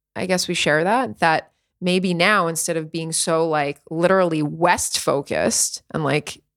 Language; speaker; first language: English; native; English